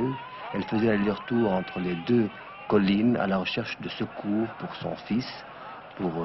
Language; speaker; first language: French; non-native, local second language; Arabic